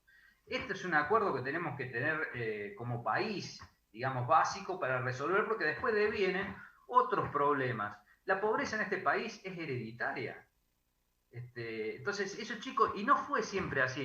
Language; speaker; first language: Spanish; native; Spanish